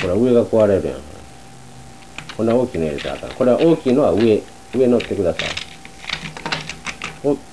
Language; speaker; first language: Japanese; native; Japanese